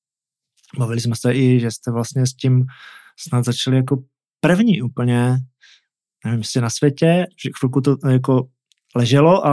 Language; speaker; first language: Czech; native; Czech